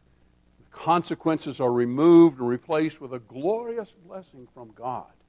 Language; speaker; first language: English; native; English